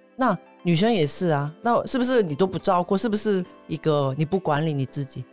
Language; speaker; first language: Chinese; non-native, fluent; Korean